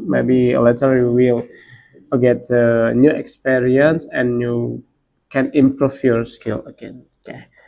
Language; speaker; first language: English; non-native, learner; Indonesian